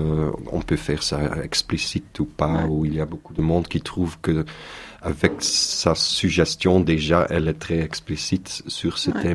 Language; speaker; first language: French; non-native, local second language; Dutch